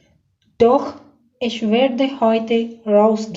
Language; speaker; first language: German; non-native, learner; Urdu